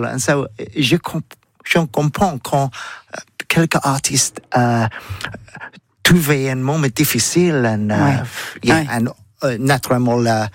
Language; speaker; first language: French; non-native, learner; English